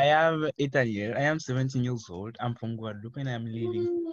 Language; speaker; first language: English; non-native, learner; French